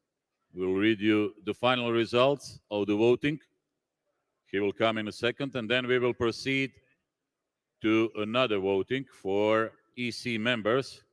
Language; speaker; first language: English; non-native, fluent; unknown